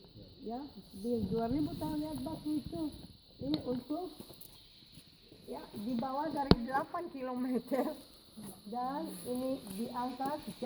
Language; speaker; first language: Indonesian; non-native, fluent; Hebrew